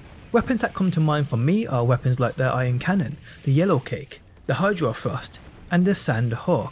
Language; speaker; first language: English; native; English